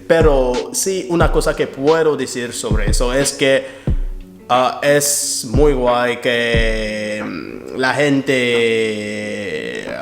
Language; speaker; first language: Spanish; non-native, learner; French